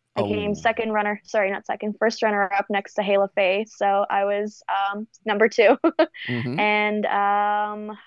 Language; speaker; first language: English; native; English